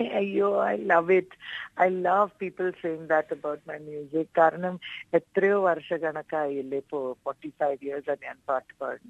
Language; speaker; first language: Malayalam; non-native, local second language; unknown